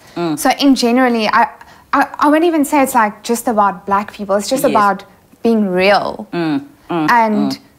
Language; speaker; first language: English; non-native, local second language; Afrikaans